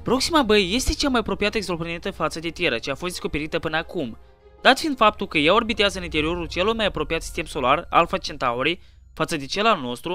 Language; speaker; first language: Romanian; native; Romanian